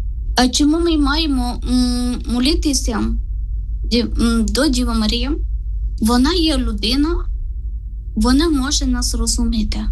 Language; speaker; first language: Ukrainian; non-native, learner; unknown